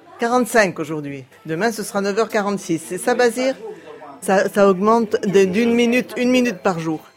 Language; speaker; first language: French; native; French